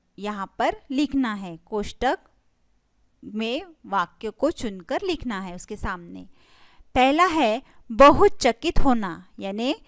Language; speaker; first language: Hindi; non-native, local second language; Marathi